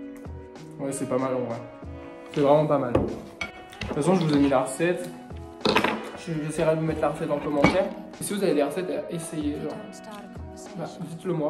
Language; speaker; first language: French; native; French